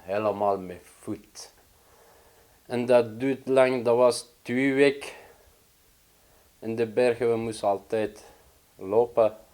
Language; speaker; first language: Dutch; non-native, learner; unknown